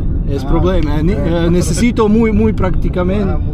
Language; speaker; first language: Spanish; non-native, learner; Serbian